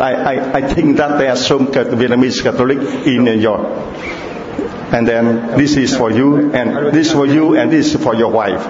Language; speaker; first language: English; non-native, learner; Vietnamese